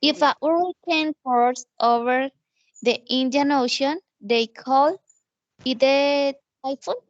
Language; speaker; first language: English; non-native, learner; Spanish